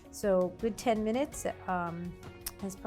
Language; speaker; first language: English; native; English